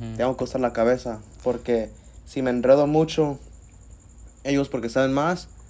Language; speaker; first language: Spanish; early bilingual, heritage; Spanish